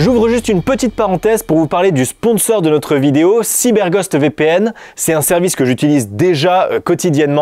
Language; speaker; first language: French; native; French